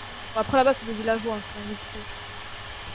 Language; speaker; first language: French; native; French